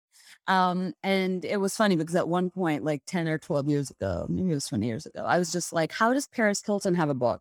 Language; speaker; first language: English; non-native, local second language; Bangla